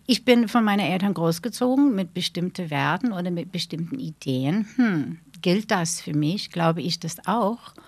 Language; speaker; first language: German; non-native, fluent; English